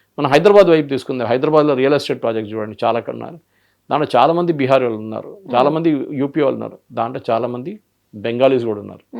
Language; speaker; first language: Telugu; non-native, local second language; Malayalam